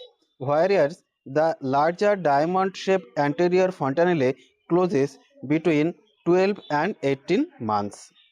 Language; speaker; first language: English; non-native, local second language; Bangla